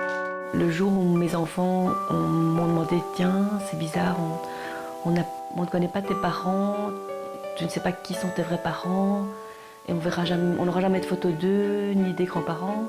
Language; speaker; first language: French; early bilingual, other home language; Korean